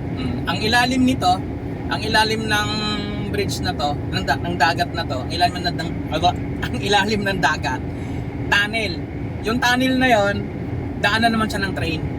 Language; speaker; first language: Filipino; non-native, local second language; Cebuano